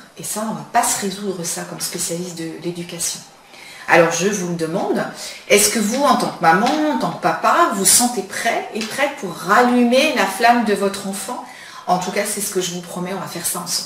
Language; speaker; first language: French; native; French